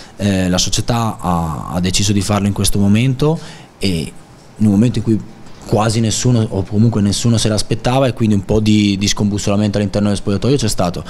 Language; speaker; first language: Italian; native; Italian